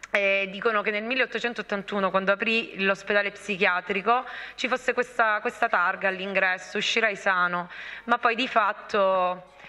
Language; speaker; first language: Italian; native; Italian